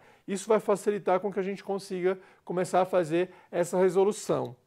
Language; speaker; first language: Portuguese; native; Portuguese